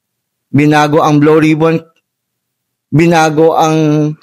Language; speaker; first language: Filipino; native; Filipino